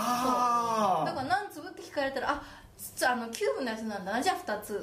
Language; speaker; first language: Japanese; native; Japanese